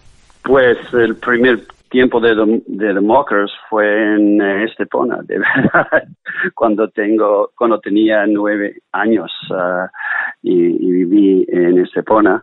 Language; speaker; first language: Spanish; non-native, learner; English